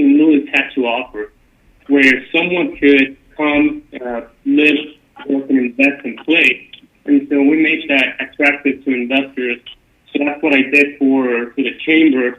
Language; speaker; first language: English; non-native, fluent; Spanish